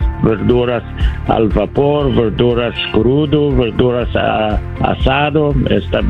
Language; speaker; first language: Spanish; non-native, learner; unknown